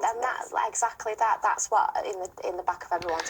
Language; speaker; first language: English; native; English